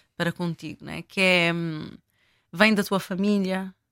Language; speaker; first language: Portuguese; non-native, local second language; Kabuverdianu